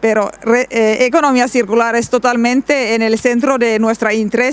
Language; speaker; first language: Spanish; non-native, learner; Finnish